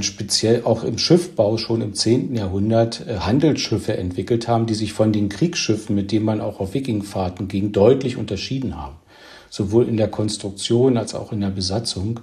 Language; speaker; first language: German; native; German